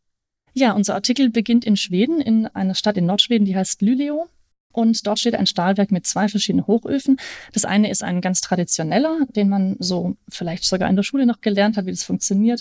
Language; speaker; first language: German; native; German